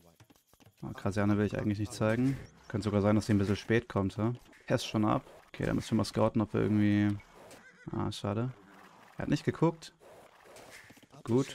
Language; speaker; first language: German; native; German